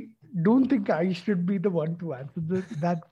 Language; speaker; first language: English; non-native, local second language; Malayalam